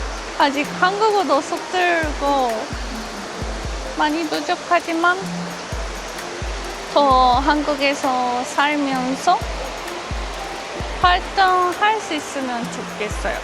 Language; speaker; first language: Korean; non-native, fluent; Japanese